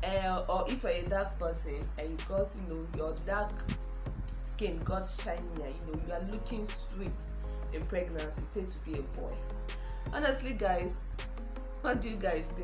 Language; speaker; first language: English; non-native, local second language; Igbo